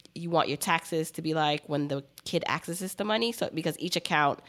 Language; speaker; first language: English; native; English